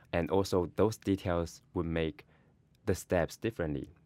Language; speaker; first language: English; non-native, learner; Chinese